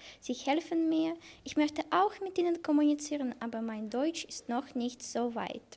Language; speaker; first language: German; non-native, learner; Russian